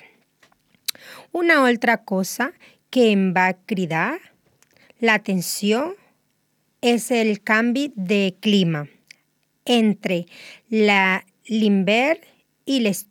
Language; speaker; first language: Catalan; non-native, learner; Spanish